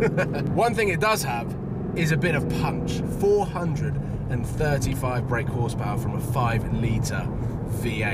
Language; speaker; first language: English; native; English